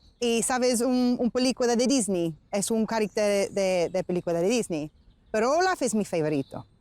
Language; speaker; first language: Spanish; non-native, learner; English